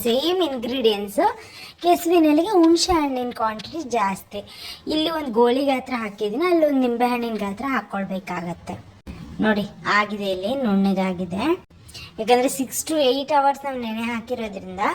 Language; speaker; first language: Kannada; non-native, local second language; Tulu